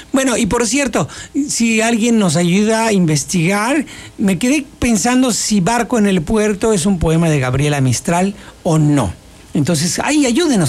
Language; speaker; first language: Spanish; native; Spanish